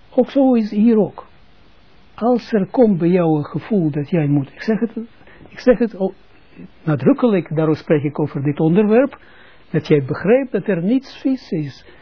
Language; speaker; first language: Dutch; non-native, fluent; Russian